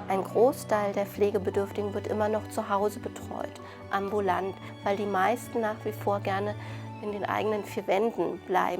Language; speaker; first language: German; native; German